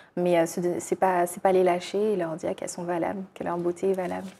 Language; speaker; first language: French; native; French